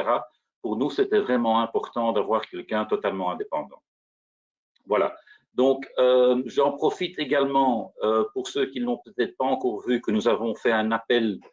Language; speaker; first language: French; native; French